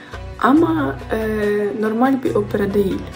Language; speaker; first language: Turkish; non-native, learner; Ukrainian